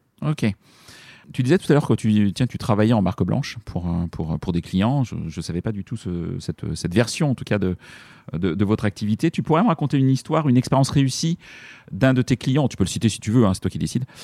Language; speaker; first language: French; native; French